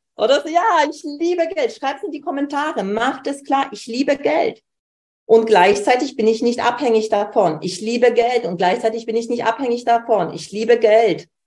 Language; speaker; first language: German; early bilingual, other home language; Polish